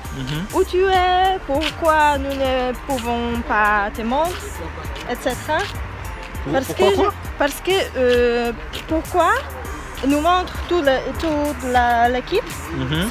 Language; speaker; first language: French; non-native, learner; Polish